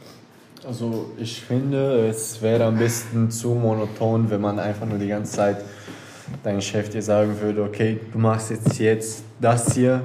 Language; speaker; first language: German; non-native, local second language; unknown